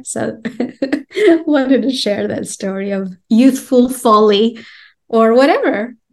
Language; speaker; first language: English; non-native, fluent; Albanian